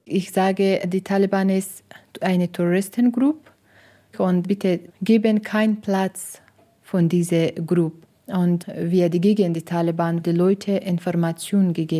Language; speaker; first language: German; non-native, learner; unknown